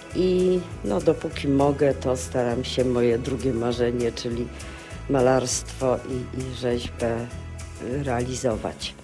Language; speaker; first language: Polish; native; Polish